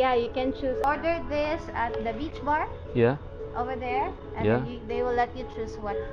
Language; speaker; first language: English; non-native, local second language; Cebuano